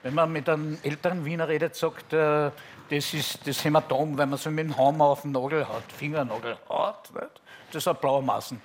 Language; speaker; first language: German; native; German